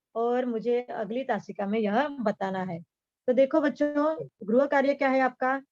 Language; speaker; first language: Hindi; non-native, local second language; Marathi